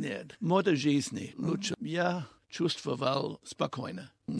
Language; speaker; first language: Russian; non-native, learner; English